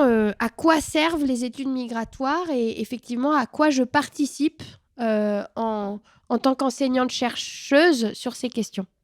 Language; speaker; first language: French; native; French